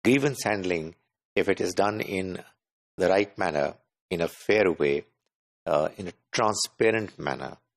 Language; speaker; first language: English; non-native, local second language; Urdu